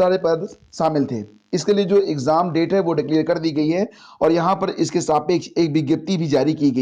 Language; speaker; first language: Hindi; native; Hindi